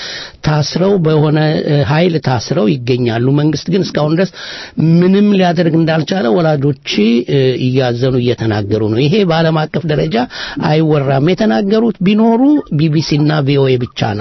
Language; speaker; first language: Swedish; non-native, fluent; Amharic